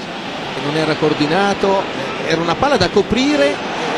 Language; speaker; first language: Italian; native; Italian